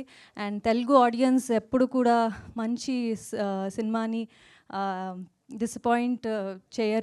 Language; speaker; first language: Telugu; non-native, local second language; Kannada